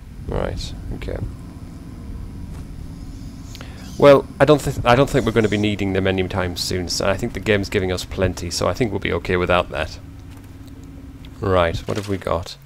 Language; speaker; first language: English; native; English